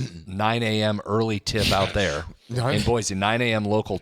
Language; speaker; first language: English; native; English